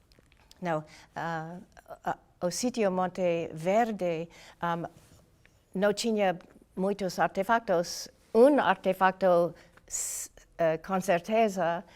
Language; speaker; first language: Portuguese; non-native, learner; English